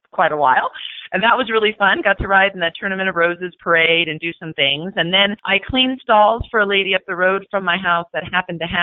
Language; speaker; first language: English; native; English